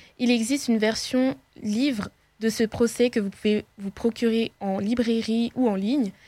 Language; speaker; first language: French; early bilingual, other home language; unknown